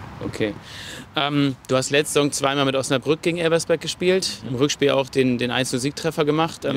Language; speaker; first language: German; native; German